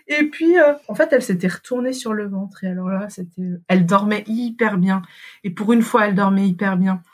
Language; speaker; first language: French; native; French